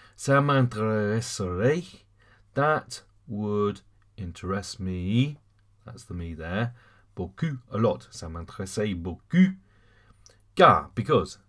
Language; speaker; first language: English; native; English